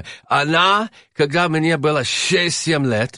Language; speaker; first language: Russian; non-native, learner; English